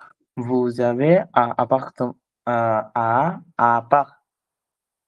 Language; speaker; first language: French; non-native, learner; Bangla